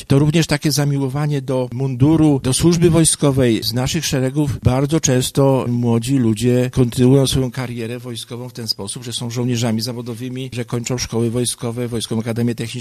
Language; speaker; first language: Polish; native; Polish